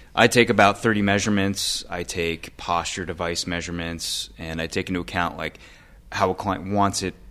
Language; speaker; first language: English; native; English